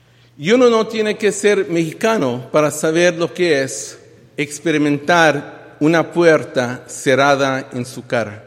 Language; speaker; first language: Spanish; early bilingual, heritage; Spanish